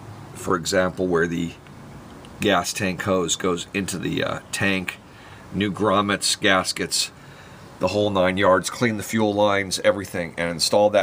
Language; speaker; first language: English; native; English